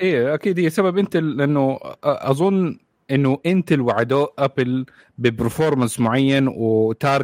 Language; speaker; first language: Arabic; native; Arabic